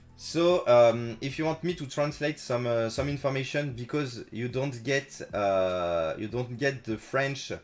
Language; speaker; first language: English; non-native, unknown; French